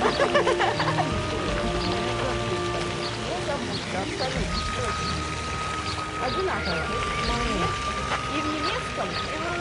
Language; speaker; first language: Russian; native; Russian